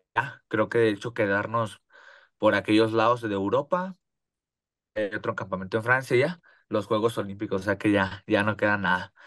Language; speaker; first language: Spanish; native; Spanish